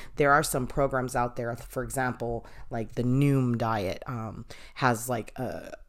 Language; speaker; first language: English; native; English